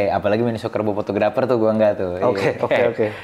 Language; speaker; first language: Indonesian; native; Indonesian